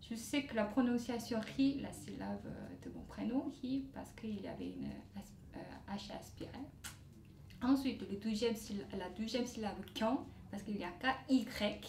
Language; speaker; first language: French; non-native, fluent; Korean